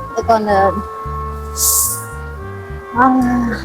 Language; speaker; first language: Korean; non-native, learner; Vietnamese